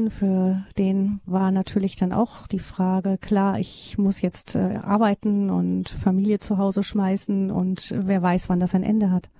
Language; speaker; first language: German; native; German